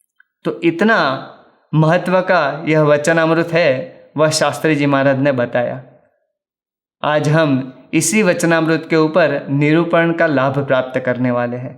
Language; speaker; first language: Hindi; native; Hindi